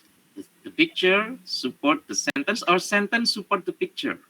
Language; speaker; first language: English; non-native, learner; Indonesian